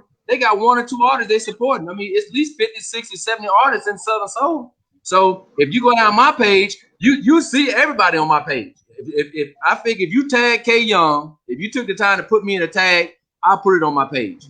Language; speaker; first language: English; native; English